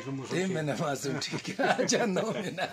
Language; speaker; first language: Hindi; non-native, learner; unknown